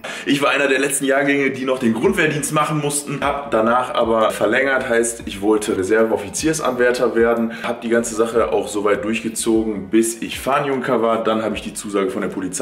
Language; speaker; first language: German; native; German